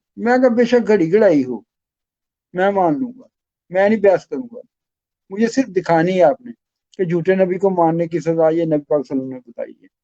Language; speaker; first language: Urdu; non-native, local second language; Pashto